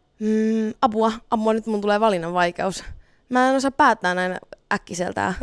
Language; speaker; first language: Finnish; native; Finnish